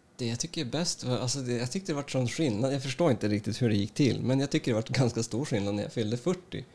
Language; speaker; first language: Swedish; native; Swedish